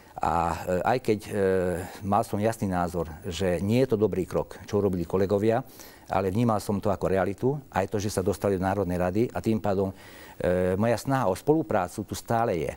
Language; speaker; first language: Slovak; non-native, local second language; Hungarian